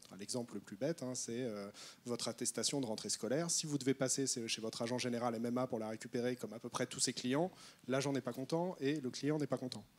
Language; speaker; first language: French; native; French